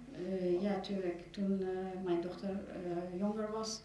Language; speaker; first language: Dutch; non-native, learner; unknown